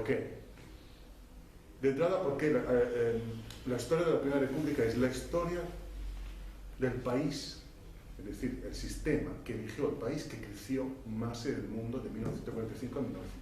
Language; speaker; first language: Spanish; non-native, fluent; Italian